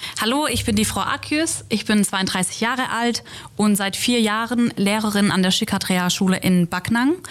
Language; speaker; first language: German; native; German